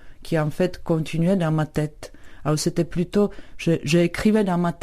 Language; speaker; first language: French; non-native, fluent; Czech